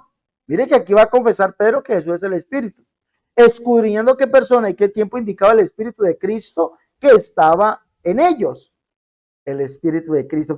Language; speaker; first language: Spanish; native; Spanish